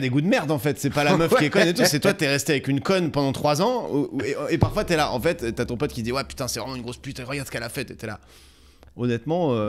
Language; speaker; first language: French; native; French